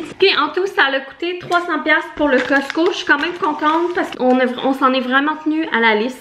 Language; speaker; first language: French; native; French